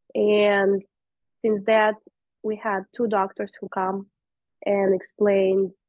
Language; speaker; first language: English; non-native, fluent; Russian